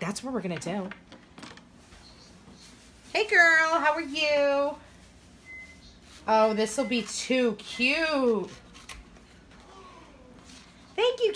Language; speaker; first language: English; native; English